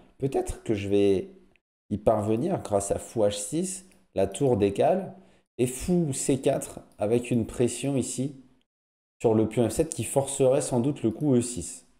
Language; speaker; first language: French; native; French